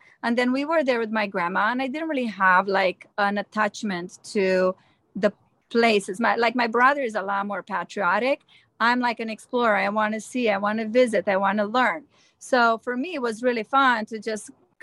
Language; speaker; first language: English; non-native, fluent; Romanian